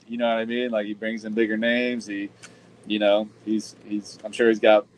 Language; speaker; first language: English; native; English